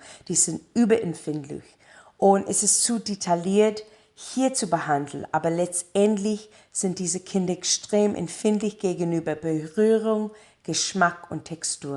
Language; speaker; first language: German; non-native, learner; English